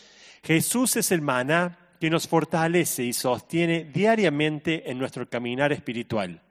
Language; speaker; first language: Spanish; native; Spanish